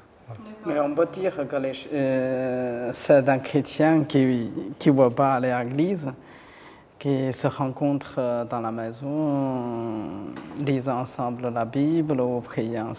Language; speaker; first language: French; non-native, fluent; Chinese